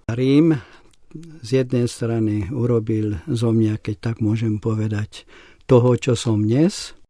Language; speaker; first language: Slovak; non-native, local second language; Hungarian